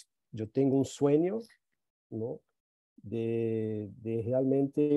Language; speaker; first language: Spanish; non-native, fluent; Portuguese